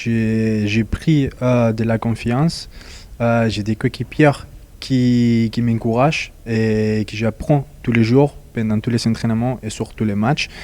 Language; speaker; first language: French; non-native, fluent; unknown